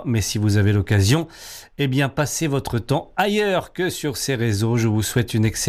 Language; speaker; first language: French; native; French